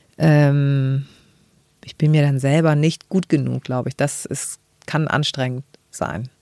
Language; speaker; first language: German; early bilingual, other home language; Greek